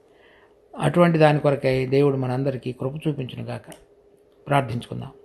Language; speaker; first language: Telugu; native; Telugu